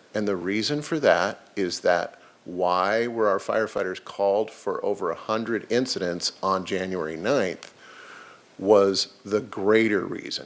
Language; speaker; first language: English; native; English